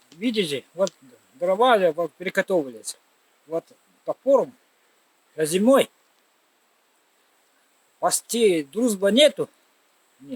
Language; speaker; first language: Russian; non-native, local second language; Yakut